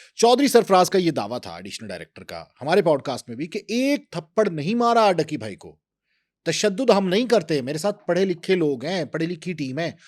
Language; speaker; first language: Urdu; native; Urdu